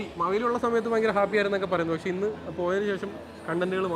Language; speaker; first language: Malayalam; native; Malayalam